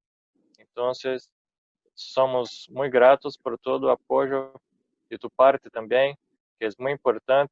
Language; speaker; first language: Spanish; non-native, fluent; Portuguese